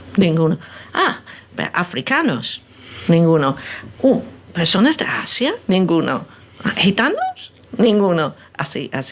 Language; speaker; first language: Spanish; non-native, fluent; English